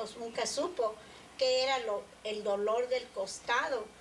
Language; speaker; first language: Spanish; early bilingual, other home language; English